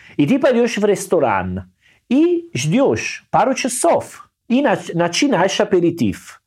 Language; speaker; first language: Russian; non-native, learner; Italian